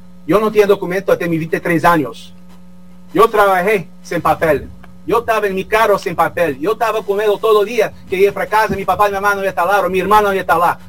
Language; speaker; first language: Portuguese; early bilingual, heritage; Portuguese